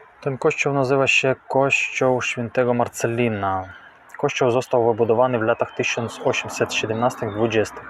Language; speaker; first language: Polish; non-native, fluent; Russian